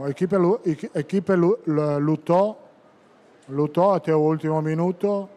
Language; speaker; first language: Portuguese; non-native, fluent; Italian